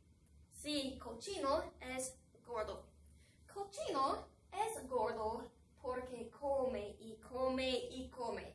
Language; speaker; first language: Spanish; non-native, fluent; English